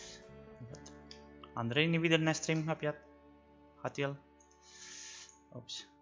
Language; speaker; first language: Russian; non-native, learner; Spanish